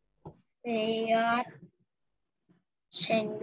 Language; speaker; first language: English; non-native, learner; Vietnamese